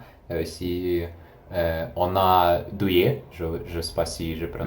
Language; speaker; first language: French; non-native, learner; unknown